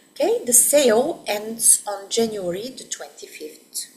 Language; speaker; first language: English; non-native, fluent; Bulgarian